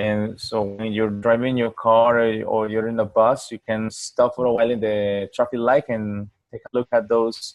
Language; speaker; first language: English; non-native, learner; Spanish